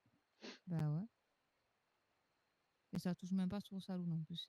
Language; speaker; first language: French; native; French